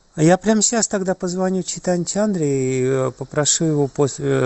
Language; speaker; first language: Russian; native; Russian